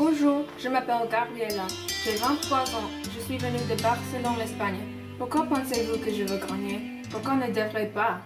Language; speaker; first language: French; non-native, learner; English